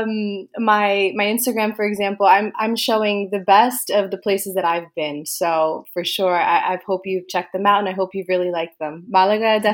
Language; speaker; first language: English; native; English